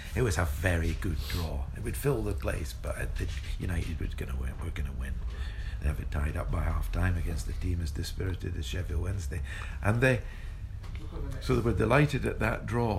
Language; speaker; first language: English; native; English